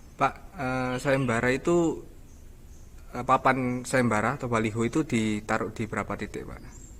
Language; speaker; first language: Indonesian; native; Indonesian